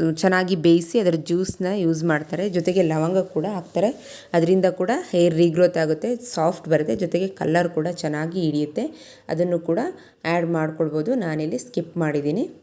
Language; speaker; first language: Kannada; native; Kannada